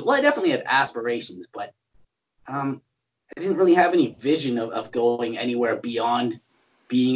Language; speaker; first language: English; native; English